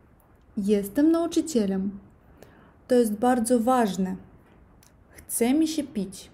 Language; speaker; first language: Polish; non-native, learner; Russian